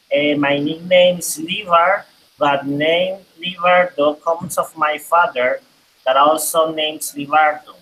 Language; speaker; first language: English; non-native, learner; Spanish